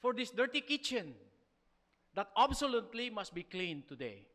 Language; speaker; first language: English; non-native, local second language; Filipino